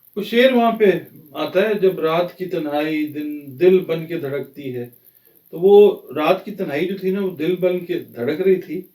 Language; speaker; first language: Urdu; native; Urdu